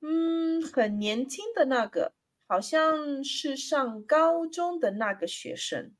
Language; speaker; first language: Chinese; non-native, learner; Spanish